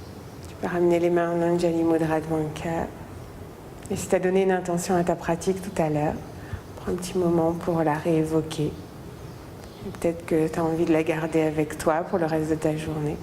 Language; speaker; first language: French; native; French